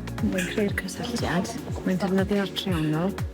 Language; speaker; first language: Welsh; native; Welsh